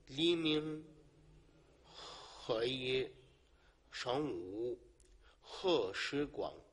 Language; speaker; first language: Chinese; non-native, learner; Arabic